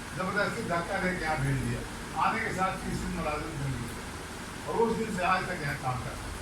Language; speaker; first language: Urdu; native; Urdu